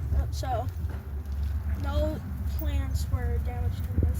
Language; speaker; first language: English; native; English